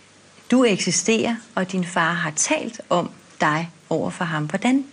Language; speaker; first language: Danish; native; Danish